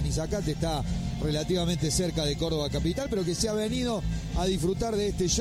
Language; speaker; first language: Spanish; native; Spanish